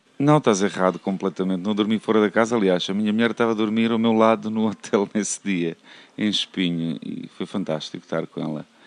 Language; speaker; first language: Portuguese; non-native, fluent; Bosnian